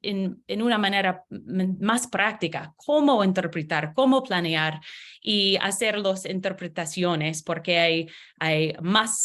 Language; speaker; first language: Spanish; non-native, learner; English